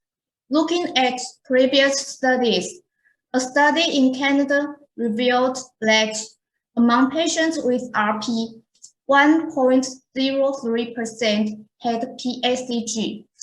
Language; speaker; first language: English; non-native, fluent; Chinese